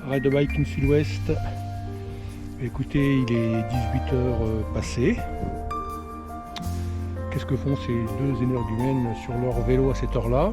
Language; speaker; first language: French; native; French